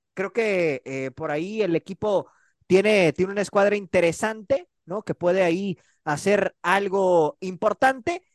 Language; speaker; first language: Spanish; native; Spanish